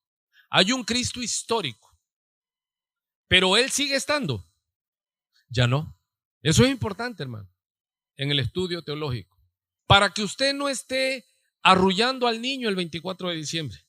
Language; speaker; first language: Spanish; native; Spanish